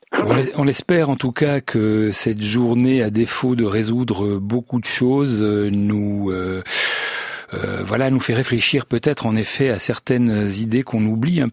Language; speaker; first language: French; native; French